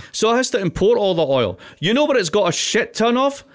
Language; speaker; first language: English; native; English